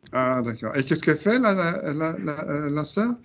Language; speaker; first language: French; non-native, fluent; Dutch